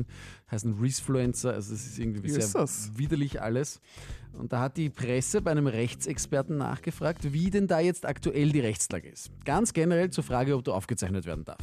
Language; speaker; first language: German; native; German